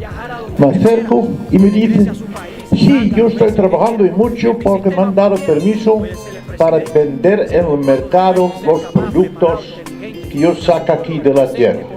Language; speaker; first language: Spanish; non-native, fluent; Dutch